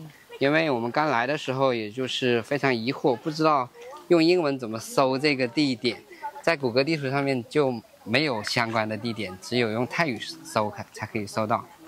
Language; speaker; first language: Chinese; native; Chinese